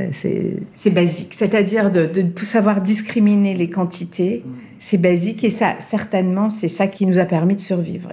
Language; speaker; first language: French; native; French